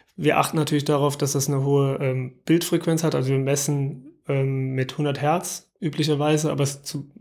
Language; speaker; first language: German; native; German